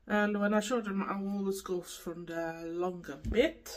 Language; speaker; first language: English; non-native, fluent; Swedish